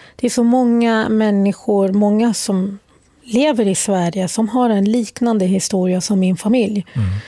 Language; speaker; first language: Swedish; early bilingual, other home language; Arabic